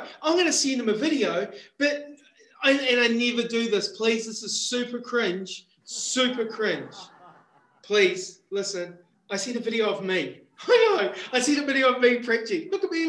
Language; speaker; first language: English; native; English